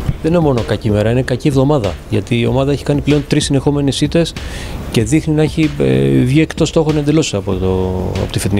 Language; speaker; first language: Greek; native; Greek